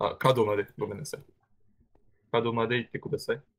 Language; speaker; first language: Japanese; non-native, learner; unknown